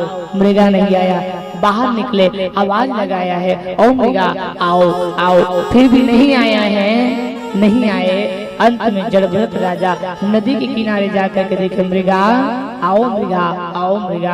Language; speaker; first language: Hindi; non-native, local second language; Chhattisgarhi